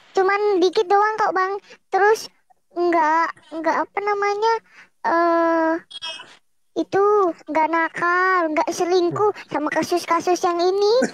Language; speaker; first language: Indonesian; native; Indonesian